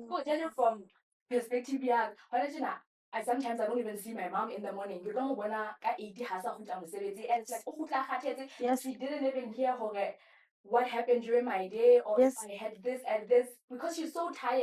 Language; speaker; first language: English; non-native, local second language; Southern Sotho